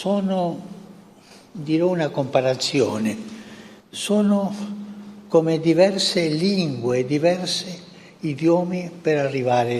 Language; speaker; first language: Italian; non-native, fluent; Spanish